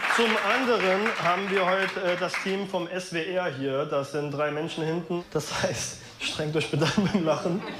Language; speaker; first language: German; early bilingual, other home language; Arabic